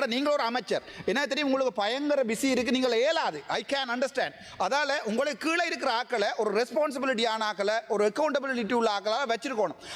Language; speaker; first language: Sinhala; non-native, local second language; Tamil